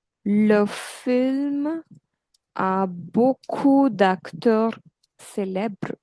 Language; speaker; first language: French; non-native, fluent; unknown